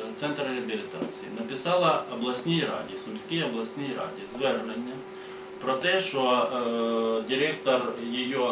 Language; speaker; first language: Ukrainian; non-native, local second language; Russian